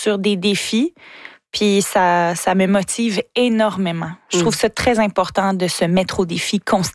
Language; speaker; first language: French; native; French